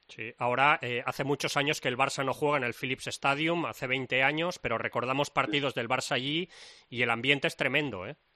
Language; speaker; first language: Spanish; native; Spanish